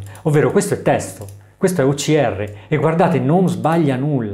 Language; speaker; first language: Italian; native; Italian